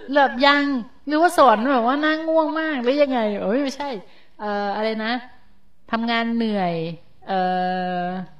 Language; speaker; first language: Thai; native; Thai